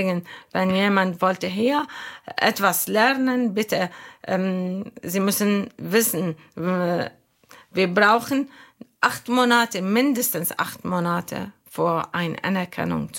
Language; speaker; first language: German; non-native, learner; Arabic